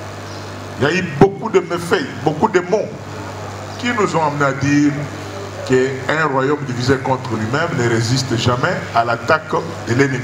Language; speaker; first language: French; non-native, local second language; Luba-Lulua